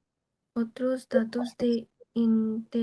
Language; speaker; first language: Spanish; non-native, learner; Bangla